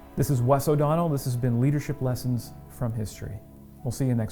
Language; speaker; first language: English; native; English